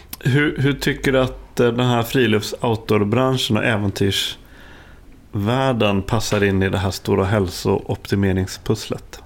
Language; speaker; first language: Swedish; native; Swedish